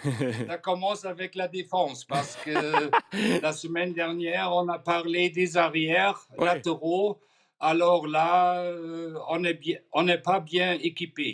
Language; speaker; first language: French; non-native, fluent; German